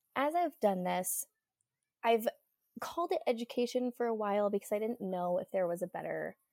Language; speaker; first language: English; native; English